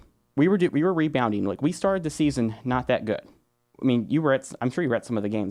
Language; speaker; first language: English; native; English